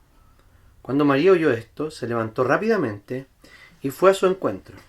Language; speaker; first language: Spanish; native; Spanish